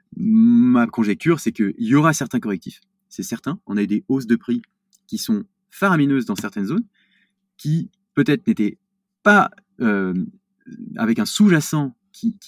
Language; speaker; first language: French; native; French